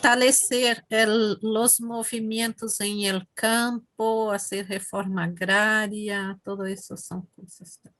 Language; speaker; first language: Spanish; non-native, learner; Portuguese